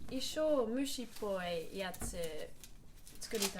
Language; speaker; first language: Japanese; non-native, learner; English